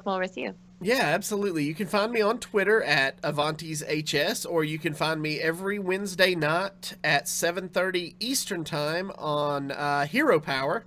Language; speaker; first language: English; native; English